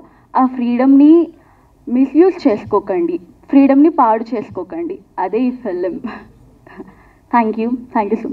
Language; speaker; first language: Telugu; non-native, fluent; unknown